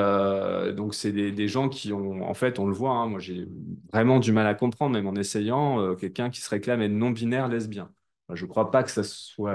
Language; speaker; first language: French; native; French